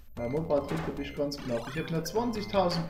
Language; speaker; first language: German; native; German